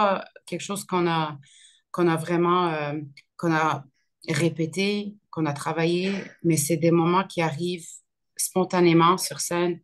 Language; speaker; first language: French; early bilingual, other home language; Arabic